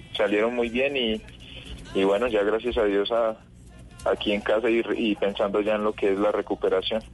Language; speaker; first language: Spanish; native; Spanish